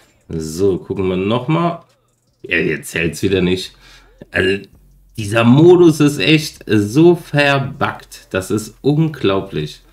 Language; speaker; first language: German; native; German